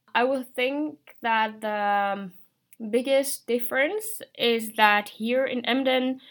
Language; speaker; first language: English; non-native, fluent; Finnish